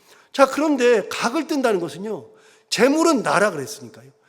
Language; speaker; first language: Korean; native; Korean